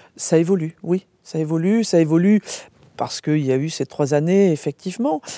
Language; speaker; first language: French; native; French